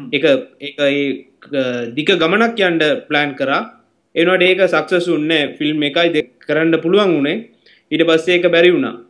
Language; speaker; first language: Sinhala; non-native, local second language; Tamil